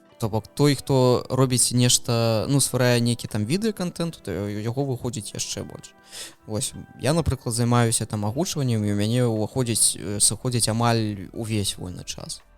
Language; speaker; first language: Belarusian; non-native, local second language; Russian